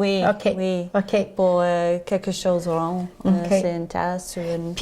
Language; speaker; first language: French; non-native, learner; English